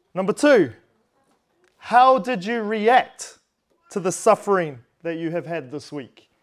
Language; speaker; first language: English; native; English